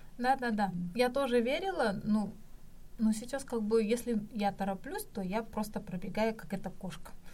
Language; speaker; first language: Russian; non-native, local second language; Kazakh